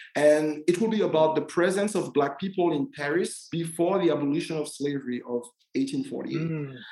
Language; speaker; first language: English; non-native, fluent; French